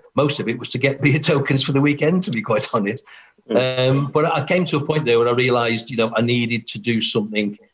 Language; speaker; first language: English; native; English